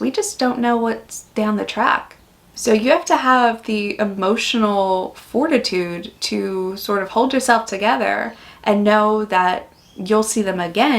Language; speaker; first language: English; native; English